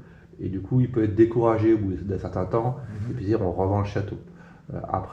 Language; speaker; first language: French; native; French